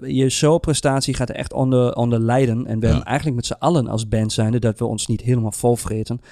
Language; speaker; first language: Dutch; non-native, fluent; German